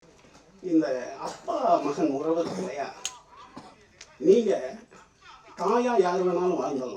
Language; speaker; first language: Tamil; native; Tamil